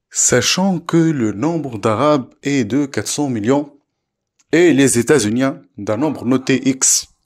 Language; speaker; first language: French; non-native, local second language; Arabic